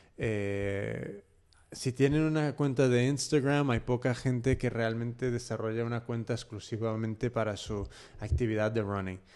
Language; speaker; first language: Spanish; early bilingual, heritage; Spanish